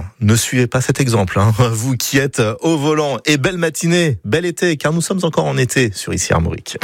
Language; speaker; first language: French; native; French